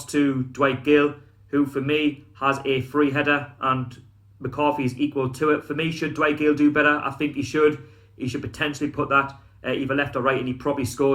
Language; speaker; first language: English; native; English